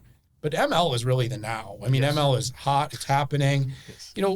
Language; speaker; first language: English; native; English